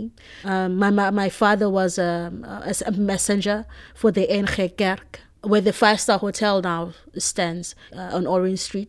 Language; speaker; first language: English; non-native, local second language; Xhosa